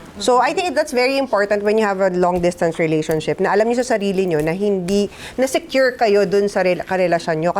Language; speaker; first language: Filipino; native; Filipino